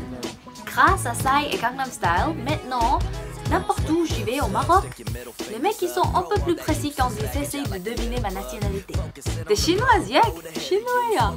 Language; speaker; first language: French; non-native, fluent; Korean